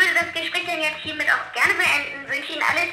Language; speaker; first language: German; native; German